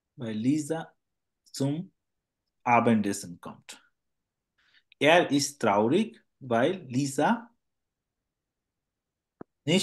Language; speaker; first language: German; non-native, fluent; Bangla